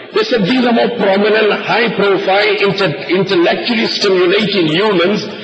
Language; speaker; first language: English; native; English